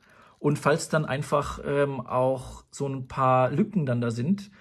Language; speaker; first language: German; native; German